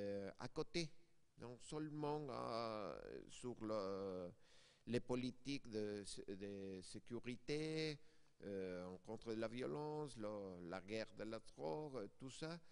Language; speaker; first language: French; non-native, fluent; Spanish